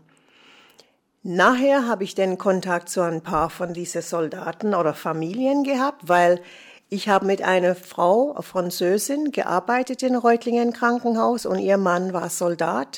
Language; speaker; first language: German; non-native, fluent; English